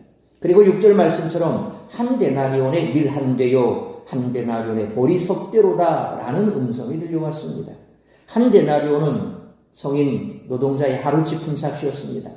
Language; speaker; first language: Korean; native; Korean